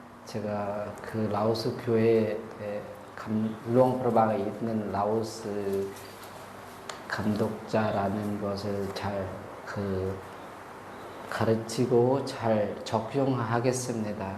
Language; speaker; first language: Korean; non-native, learner; Lao